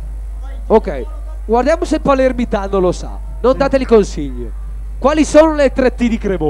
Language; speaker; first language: Italian; native; Italian